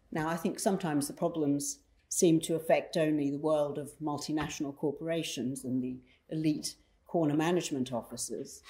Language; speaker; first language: English; native; English